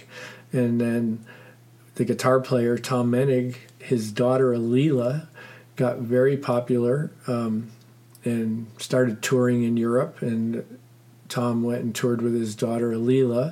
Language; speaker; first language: English; native; English